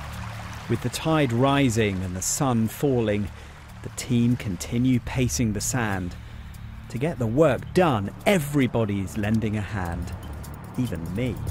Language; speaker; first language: English; native; English